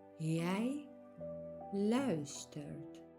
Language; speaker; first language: Dutch; non-native, fluent; Ukrainian